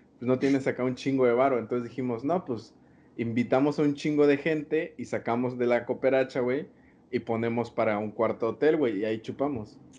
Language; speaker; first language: Spanish; native; Spanish